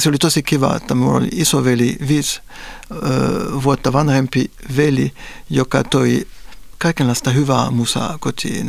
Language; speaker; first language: Finnish; non-native, fluent; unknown